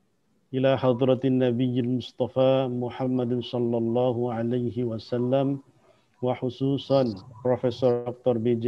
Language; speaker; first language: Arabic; non-native, fluent; Indonesian